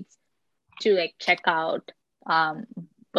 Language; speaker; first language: English; non-native, local second language; Sinhala